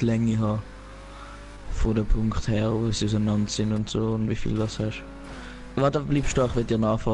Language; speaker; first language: German; native; German